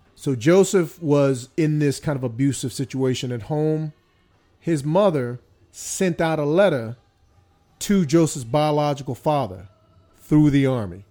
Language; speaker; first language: English; early bilingual, other home language; Korean